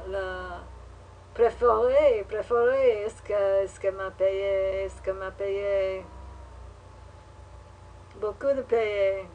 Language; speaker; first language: French; non-native, learner; English